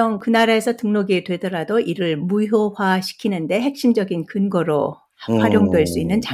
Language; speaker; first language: Korean; native; Korean